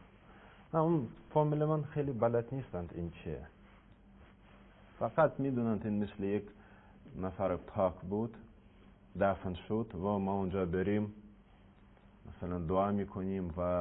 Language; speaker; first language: Persian; non-native, learner; Russian